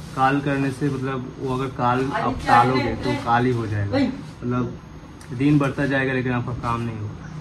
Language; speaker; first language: Hindi; non-native, local second language; Bangla